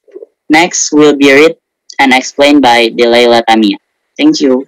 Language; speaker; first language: English; non-native, learner; Indonesian